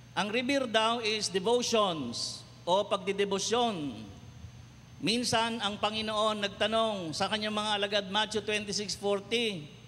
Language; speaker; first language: Filipino; non-native, local second language; Cebuano